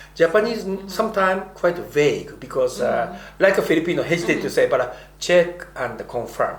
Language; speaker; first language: English; non-native, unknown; Japanese